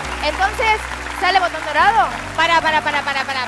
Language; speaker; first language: Spanish; native; Spanish